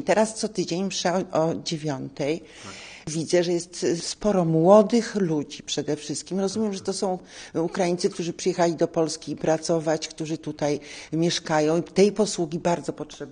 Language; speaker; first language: Polish; native; Polish